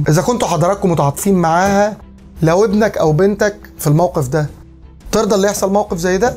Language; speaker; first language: Arabic; native; Arabic